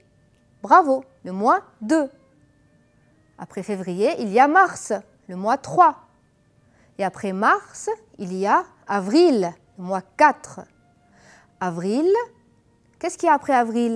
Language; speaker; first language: French; non-native, fluent; Arabic